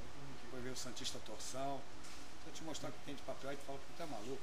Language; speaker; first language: Portuguese; native; Portuguese